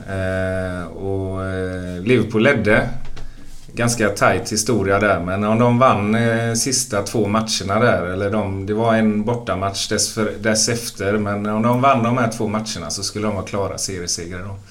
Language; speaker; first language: Swedish; native; Swedish